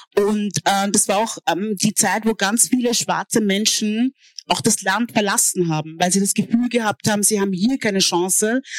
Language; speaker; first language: German; early bilingual, other home language; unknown